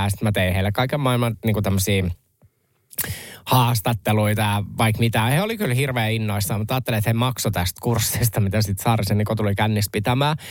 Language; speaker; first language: Finnish; native; Finnish